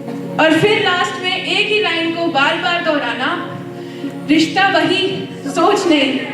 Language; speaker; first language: Hindi; native; Hindi